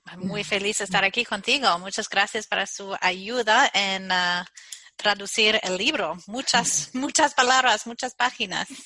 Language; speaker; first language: Spanish; non-native, fluent; English